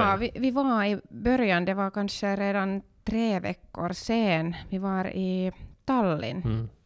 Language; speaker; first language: Swedish; non-native, local second language; Finnish